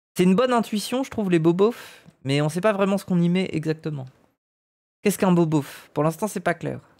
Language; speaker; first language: French; native; French